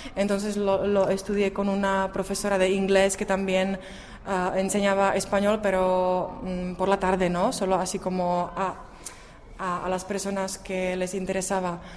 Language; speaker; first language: Spanish; non-native, fluent; Czech